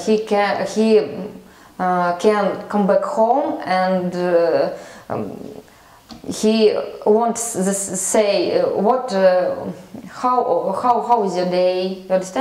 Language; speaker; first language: English; non-native, learner; Russian